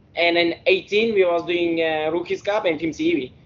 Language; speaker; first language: Norwegian; early bilingual, heritage; Norwegian